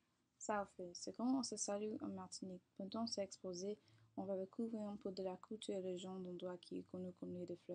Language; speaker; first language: French; non-native, learner; English